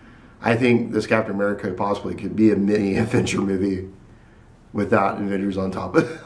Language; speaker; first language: English; native; English